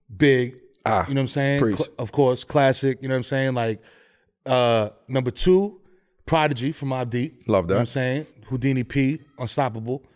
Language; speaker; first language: English; native; English